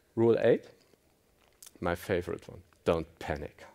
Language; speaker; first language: English; non-native, fluent; German